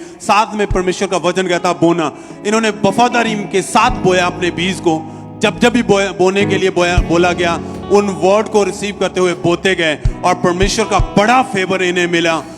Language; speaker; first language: Hindi; native; Hindi